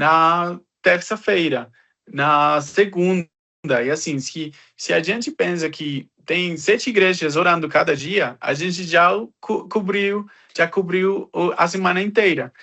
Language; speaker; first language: Portuguese; non-native, fluent; Spanish